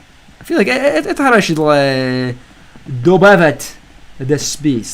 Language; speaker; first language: Russian; non-native, learner; English